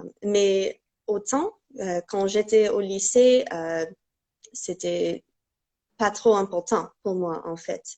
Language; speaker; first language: French; non-native, fluent; English